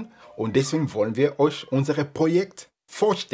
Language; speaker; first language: German; non-native, fluent; Lingala